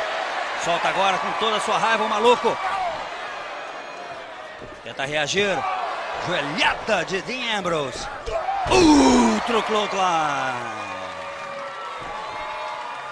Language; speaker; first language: Portuguese; native; Portuguese